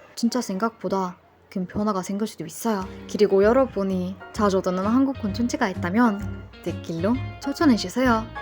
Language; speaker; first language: Korean; non-native, fluent; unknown